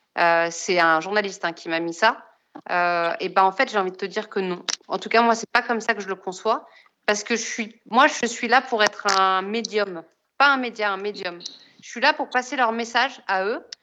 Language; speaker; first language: French; native; French